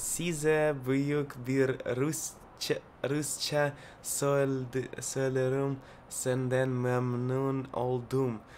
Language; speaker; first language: Turkish; non-native, learner; Russian